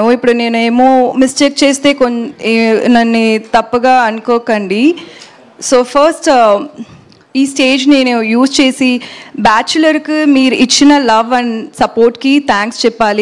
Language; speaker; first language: Telugu; non-native, learner; Tamil